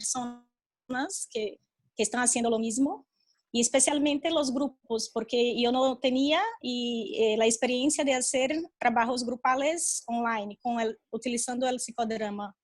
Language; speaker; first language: Spanish; non-native, fluent; Portuguese